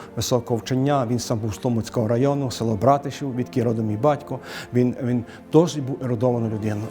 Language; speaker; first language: Ukrainian; native; Ukrainian